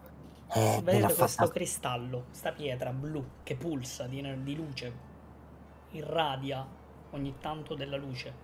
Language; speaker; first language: Italian; native; Italian